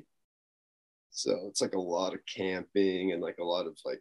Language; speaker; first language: English; native; English